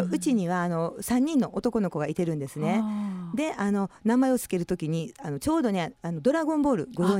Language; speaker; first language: Japanese; native; Japanese